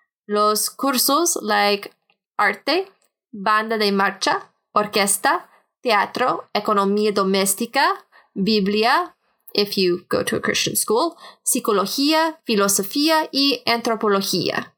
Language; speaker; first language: Spanish; non-native, fluent; English